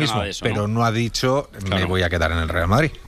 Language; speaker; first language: Spanish; native; Spanish